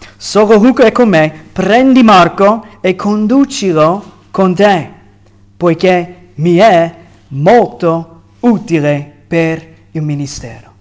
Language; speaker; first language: Italian; non-native, fluent; English